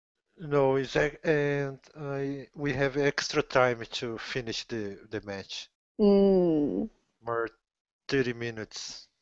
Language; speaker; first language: English; non-native, learner; Portuguese